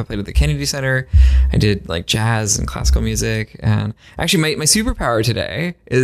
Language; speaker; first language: English; native; English